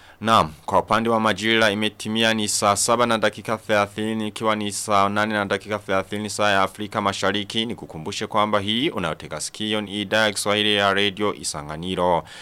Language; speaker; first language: Swahili; non-native, local second language; Rundi